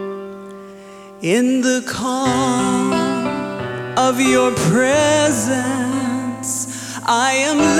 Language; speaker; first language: English; native; English